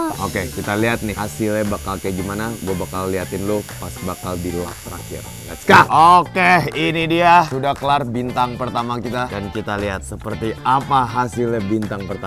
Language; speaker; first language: Indonesian; native; Indonesian